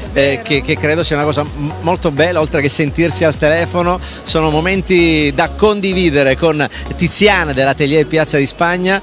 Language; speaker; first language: Italian; native; Italian